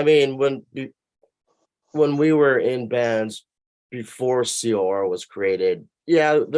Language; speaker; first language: English; native; English